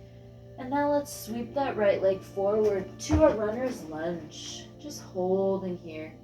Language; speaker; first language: English; native; English